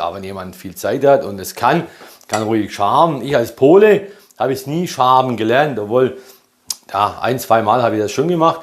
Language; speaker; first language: German; early bilingual, other home language; Polish